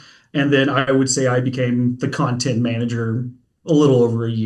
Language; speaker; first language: English; native; English